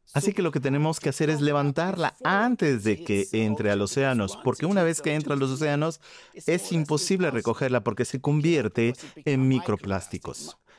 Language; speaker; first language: Spanish; non-native, fluent; Swedish